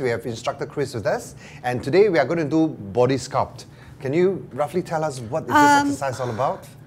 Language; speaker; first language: English; non-native, local second language; Chinese